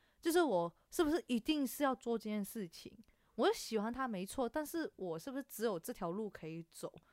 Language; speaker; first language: Chinese; non-native, local second language; Cantonese